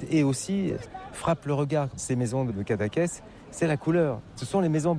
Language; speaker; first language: French; native; French